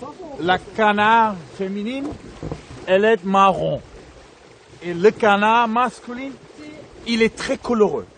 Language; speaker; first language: French; non-native, fluent; German